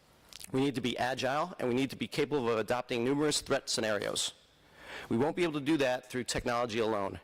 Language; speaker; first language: English; native; English